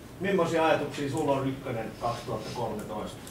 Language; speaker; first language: Finnish; native; Finnish